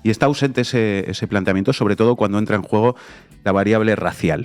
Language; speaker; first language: Spanish; native; Spanish